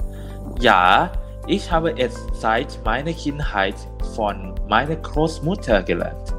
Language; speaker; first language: German; non-native, learner; Thai